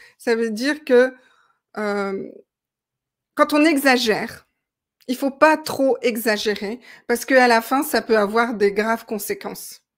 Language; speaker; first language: French; native; French